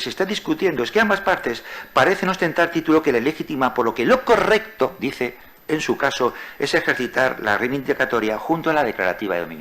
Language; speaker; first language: Spanish; native; Spanish